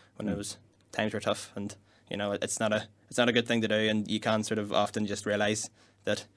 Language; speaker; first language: English; native; English